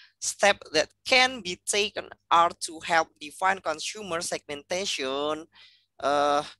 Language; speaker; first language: English; non-native, fluent; Indonesian